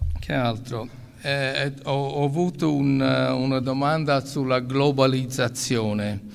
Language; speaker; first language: Italian; early bilingual, other home language; English